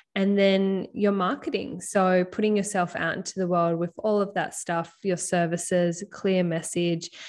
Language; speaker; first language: English; native; English